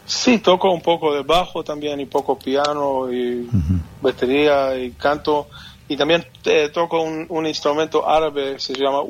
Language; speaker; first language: Spanish; non-native, fluent; Hebrew